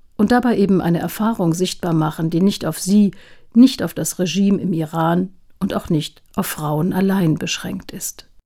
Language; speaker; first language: German; native; German